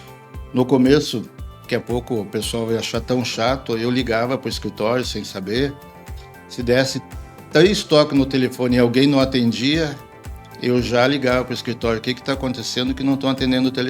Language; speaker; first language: Portuguese; native; Portuguese